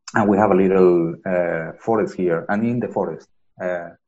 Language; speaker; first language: English; non-native, fluent; Spanish